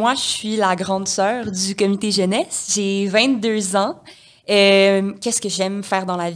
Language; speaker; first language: French; native; French